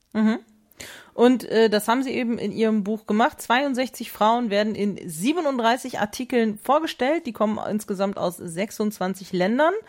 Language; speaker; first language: German; native; German